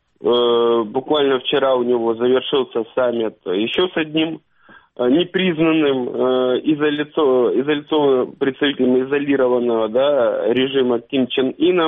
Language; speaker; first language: Russian; native; Russian